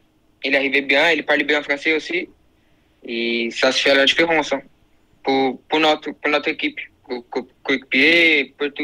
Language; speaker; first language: French; non-native, learner; Portuguese